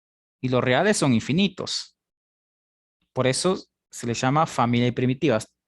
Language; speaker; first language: Spanish; native; Spanish